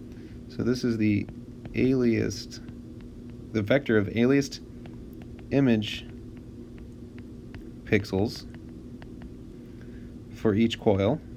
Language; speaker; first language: English; native; English